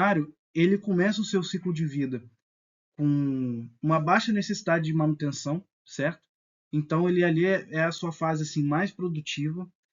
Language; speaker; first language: Portuguese; native; Portuguese